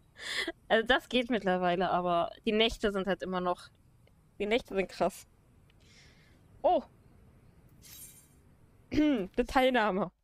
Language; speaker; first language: German; native; German